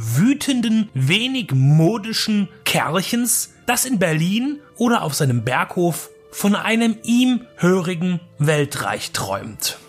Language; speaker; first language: German; native; German